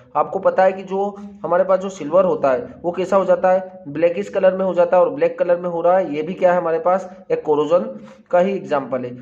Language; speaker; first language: Hindi; native; Hindi